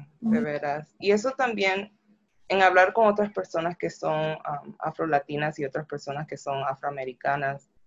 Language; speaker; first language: Spanish; early bilingual, other home language; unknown